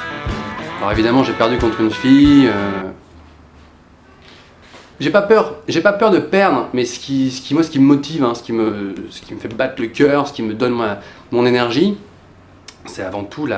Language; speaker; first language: French; native; French